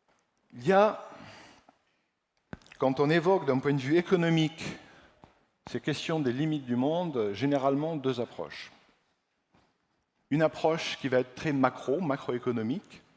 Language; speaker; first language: French; native; French